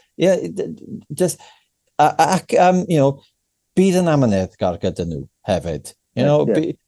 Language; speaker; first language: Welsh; non-native, local second language; English